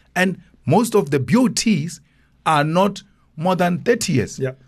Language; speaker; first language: English; non-native, local second language; Northern Sotho